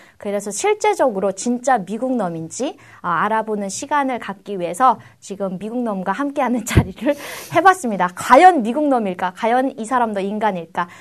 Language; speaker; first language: Korean; native; Korean